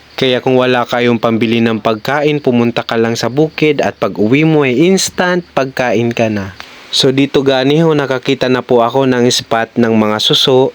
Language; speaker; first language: Filipino; non-native, local second language; Bikol